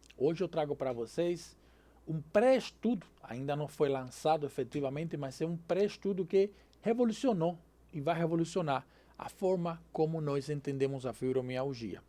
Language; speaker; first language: Portuguese; non-native, fluent; Spanish